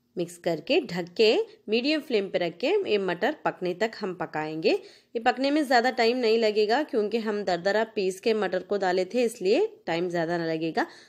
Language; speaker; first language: Hindi; non-native, local second language; Telugu